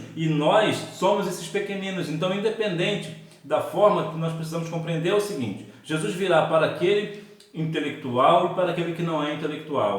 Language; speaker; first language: Portuguese; native; Portuguese